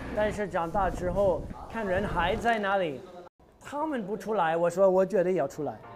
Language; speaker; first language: Chinese; non-native, fluent; English